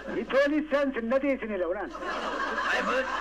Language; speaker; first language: Turkish; native; Turkish